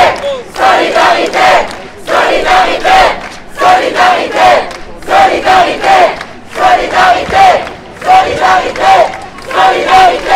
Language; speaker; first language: French; native; French